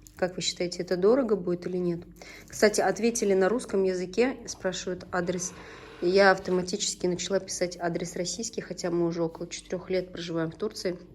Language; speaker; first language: Russian; non-native, local second language; Tatar